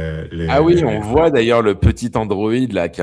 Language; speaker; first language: French; native; French